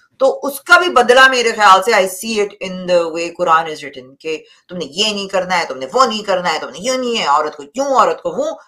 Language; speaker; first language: Hindi; native; Hindi